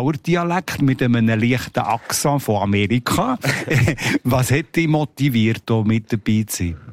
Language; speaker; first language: German; native; German